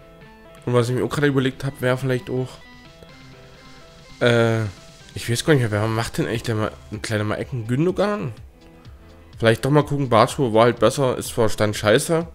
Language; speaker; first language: German; native; German